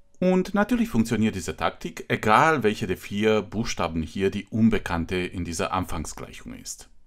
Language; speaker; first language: German; non-native, fluent; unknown